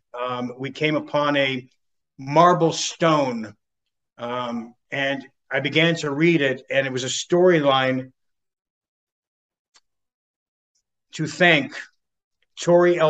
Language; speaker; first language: English; native; English